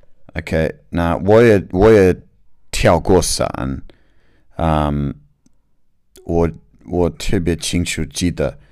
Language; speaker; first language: Chinese; non-native, learner; English